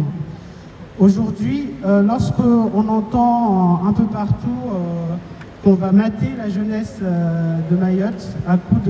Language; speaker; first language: French; non-native, local second language; Comorian